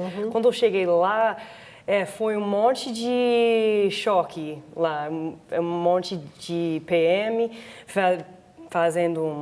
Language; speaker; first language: Portuguese; non-native, fluent; English